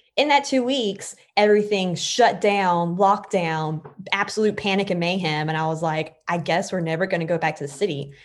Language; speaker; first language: English; native; English